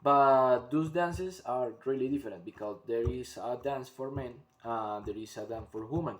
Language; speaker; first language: English; non-native, learner; Spanish